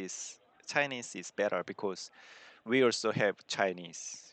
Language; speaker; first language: English; non-native, learner; Korean